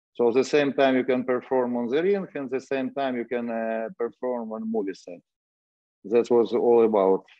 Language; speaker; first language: English; non-native, fluent; Russian